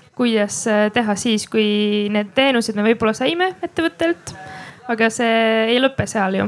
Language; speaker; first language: Estonian; non-native, local second language; Russian